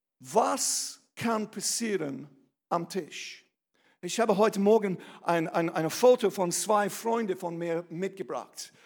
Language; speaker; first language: German; non-native, fluent; English